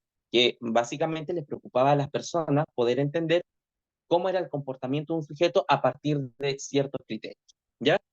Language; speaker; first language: Spanish; native; Spanish